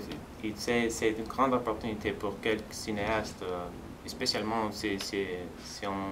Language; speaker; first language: French; non-native, fluent; Spanish